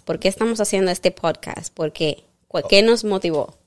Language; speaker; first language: Spanish; early bilingual, heritage; Spanish